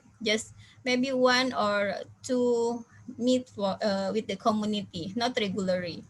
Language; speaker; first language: English; non-native, fluent; Indonesian